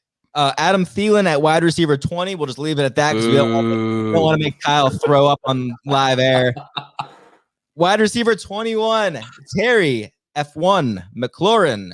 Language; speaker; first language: English; native; English